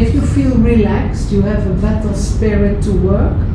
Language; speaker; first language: English; non-native, fluent; Dutch